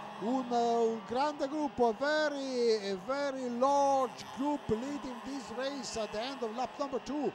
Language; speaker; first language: English; non-native, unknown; Italian